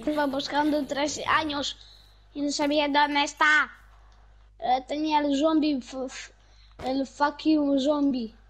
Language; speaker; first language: Spanish; non-native, learner; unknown